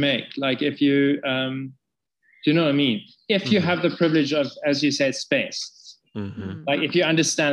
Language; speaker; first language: English; native; English